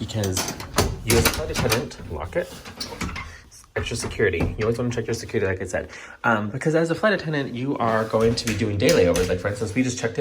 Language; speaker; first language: English; native; English